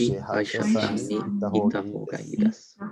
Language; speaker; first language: Japanese; non-native, learner; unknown